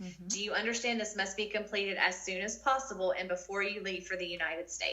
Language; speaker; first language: English; native; English